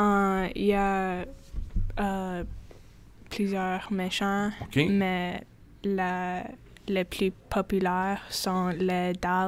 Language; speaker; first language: French; non-native, local second language; English